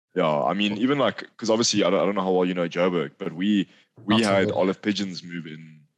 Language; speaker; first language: English; native; English